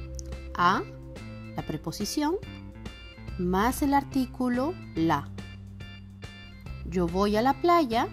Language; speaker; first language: Spanish; non-native, fluent; French